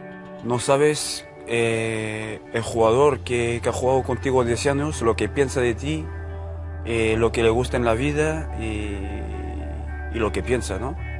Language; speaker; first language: Spanish; non-native, fluent; French